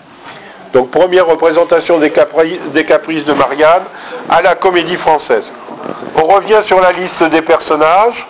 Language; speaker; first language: French; native; French